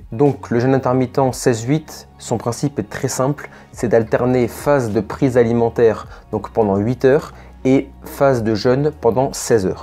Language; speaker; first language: French; native; French